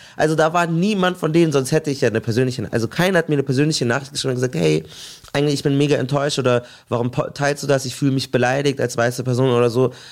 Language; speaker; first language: German; native; German